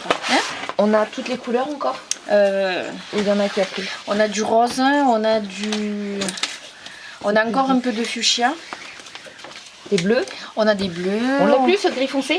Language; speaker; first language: French; native; French